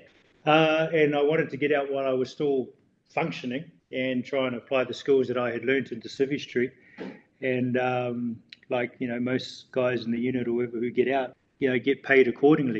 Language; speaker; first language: English; native; English